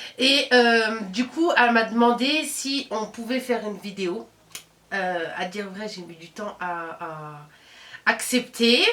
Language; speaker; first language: French; early bilingual, other home language; Arabic